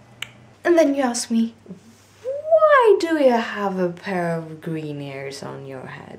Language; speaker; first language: English; non-native, fluent; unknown